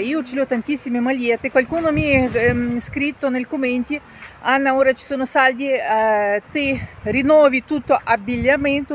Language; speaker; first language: Italian; non-native, learner; Russian